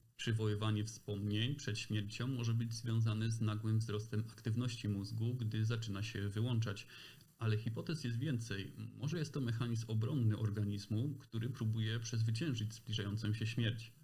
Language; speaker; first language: Polish; native; Polish